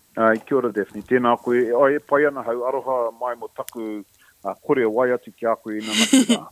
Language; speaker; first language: Māori; non-native, local second language; English